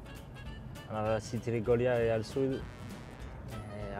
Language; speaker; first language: Italian; non-native, learner; French